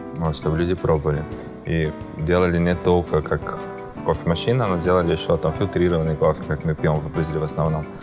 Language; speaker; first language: Russian; non-native, fluent; Portuguese